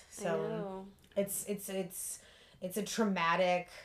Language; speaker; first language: English; early bilingual, other home language; Russian